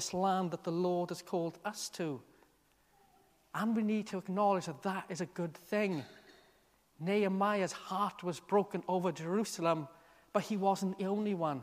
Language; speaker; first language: English; native; English